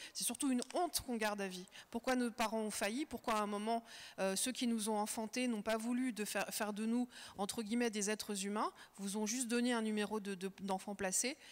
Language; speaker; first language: French; early bilingual, other home language; Kabyle